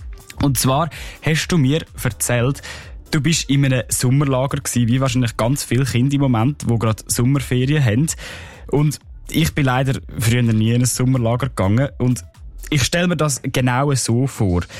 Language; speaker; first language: German; native; German